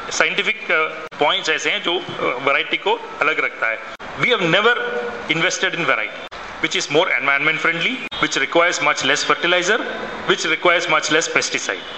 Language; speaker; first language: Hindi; non-native, local second language; Malayalam